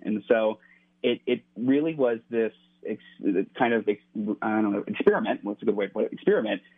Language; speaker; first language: English; native; English